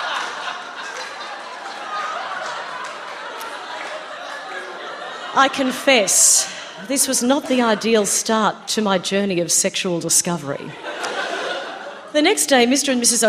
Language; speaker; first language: English; native; English